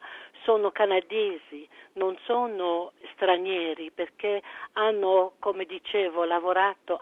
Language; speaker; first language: Italian; early bilingual, heritage; French